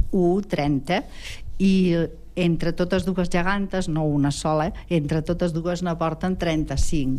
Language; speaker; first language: Catalan; native; Catalan